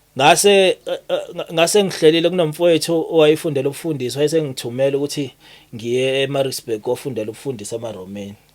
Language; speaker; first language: Zulu; native; Zulu